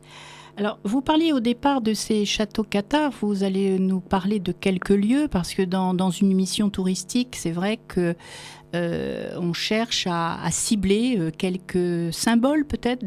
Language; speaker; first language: French; native; French